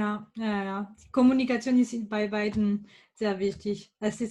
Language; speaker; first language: German; non-native, fluent; French